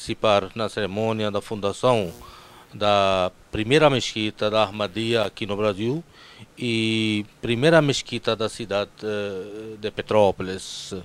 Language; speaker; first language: Portuguese; non-native, fluent; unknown